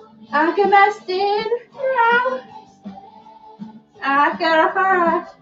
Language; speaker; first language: Welsh; non-native, local second language; English